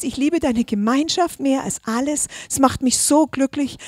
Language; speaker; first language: German; native; German